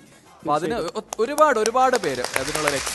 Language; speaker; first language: Malayalam; native; Malayalam